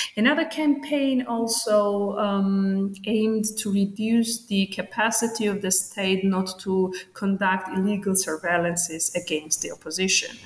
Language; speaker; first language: English; non-native, fluent; Georgian